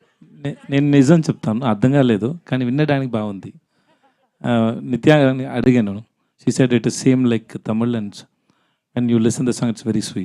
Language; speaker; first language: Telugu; non-native, learner; Tamil